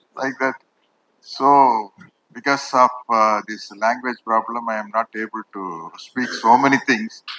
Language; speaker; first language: English; non-native, local second language; Tamil